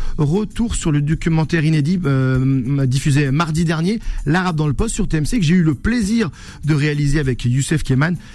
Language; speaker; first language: French; native; French